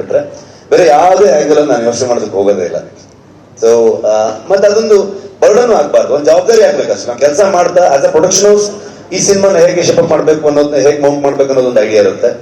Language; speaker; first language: Kannada; native; Kannada